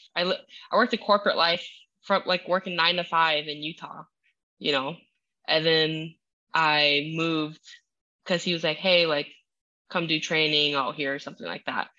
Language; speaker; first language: English; early bilingual, other home language; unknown